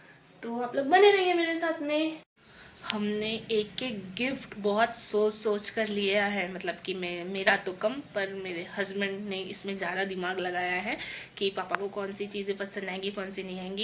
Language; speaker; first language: Hindi; native; Hindi